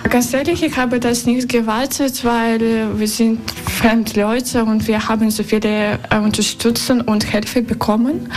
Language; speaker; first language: German; non-native, learner; Russian